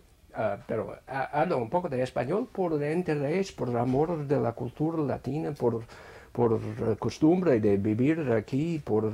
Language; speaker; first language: Spanish; non-native, fluent; English